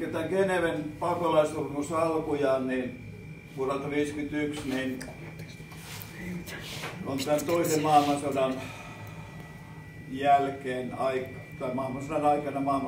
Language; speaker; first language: Finnish; native; Finnish